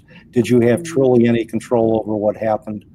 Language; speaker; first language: English; native; English